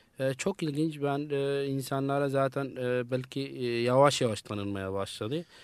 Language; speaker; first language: Turkish; non-native, fluent; Arabic